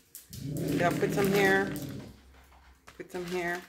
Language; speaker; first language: English; native; English